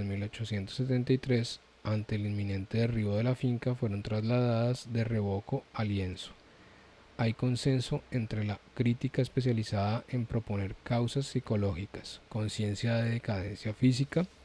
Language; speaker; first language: Spanish; native; Spanish